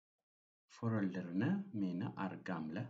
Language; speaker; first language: Norwegian; non-native, learner; Amharic